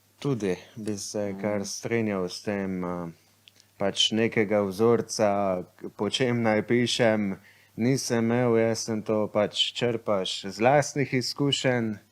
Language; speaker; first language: Slovenian; native; Slovenian